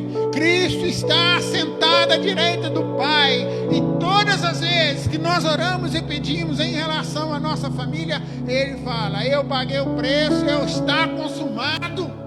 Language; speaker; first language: Portuguese; native; Portuguese